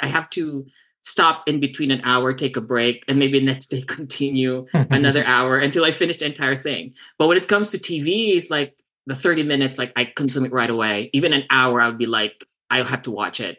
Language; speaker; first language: English; non-native, local second language; Cebuano